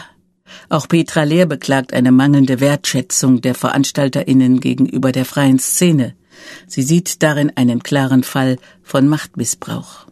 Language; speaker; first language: German; native; German